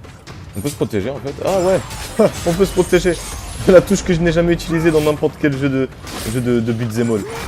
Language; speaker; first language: French; native; French